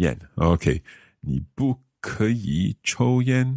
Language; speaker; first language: Chinese; non-native, learner; English